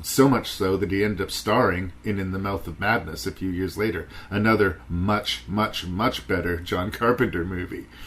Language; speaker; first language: English; native; English